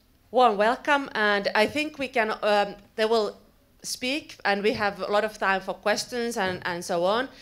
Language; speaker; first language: English; non-native, fluent; Finnish